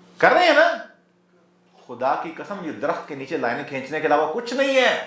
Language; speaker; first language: Urdu; non-native, local second language; Punjabi